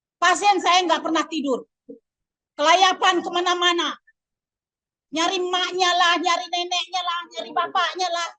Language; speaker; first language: Indonesian; non-native, local second language; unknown